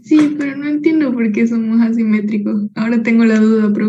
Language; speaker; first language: Spanish; native; Spanish